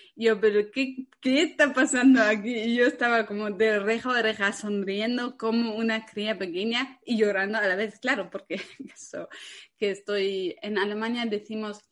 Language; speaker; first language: Spanish; non-native, fluent; German